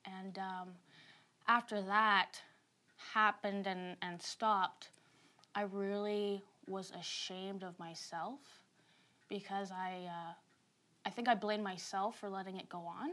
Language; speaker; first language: English; native; English